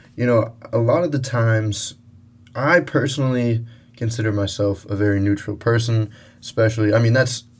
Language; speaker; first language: English; native; English